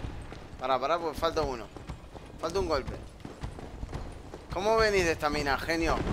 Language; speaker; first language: Spanish; native; Spanish